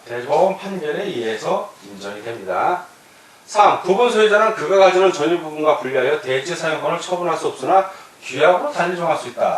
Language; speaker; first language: Korean; native; Korean